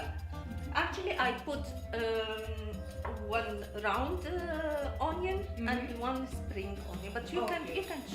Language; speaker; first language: English; non-native, learner; Arabic